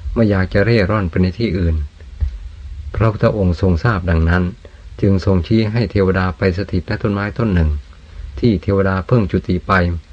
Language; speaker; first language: Thai; native; Thai